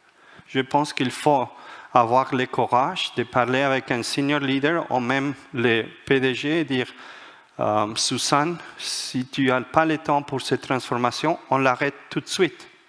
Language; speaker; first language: French; non-native, fluent; Spanish